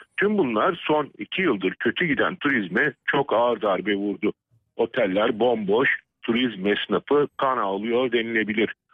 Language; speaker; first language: Turkish; native; Turkish